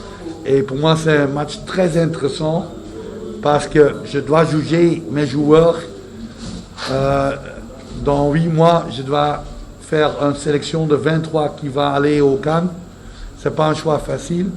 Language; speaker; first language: French; non-native, fluent; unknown